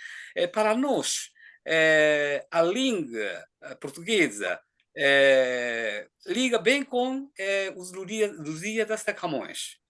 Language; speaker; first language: Portuguese; non-native, fluent; Japanese